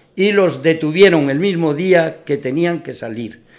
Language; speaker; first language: Spanish; native; Spanish